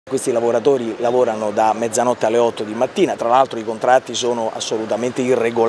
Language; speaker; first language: Italian; native; Italian